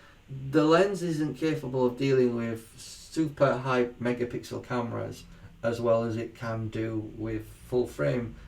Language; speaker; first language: English; native; English